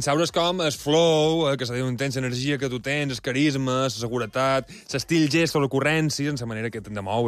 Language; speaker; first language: Catalan; native; Catalan